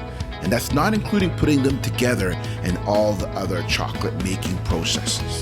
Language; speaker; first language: English; native; English